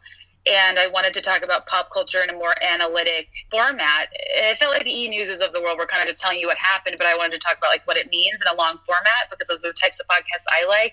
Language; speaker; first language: English; native; English